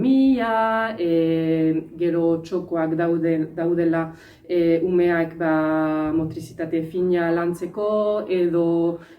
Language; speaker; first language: Basque; non-native, fluent; French